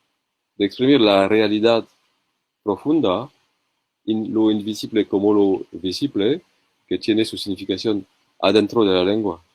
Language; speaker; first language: Spanish; non-native, learner; French